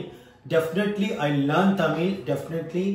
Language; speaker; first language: Tamil; non-native, learner; Telugu